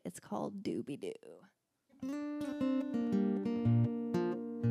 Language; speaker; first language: English; native; English